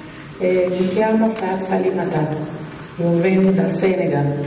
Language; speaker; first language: Italian; non-native, learner; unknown